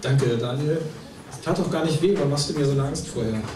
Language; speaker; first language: German; native; German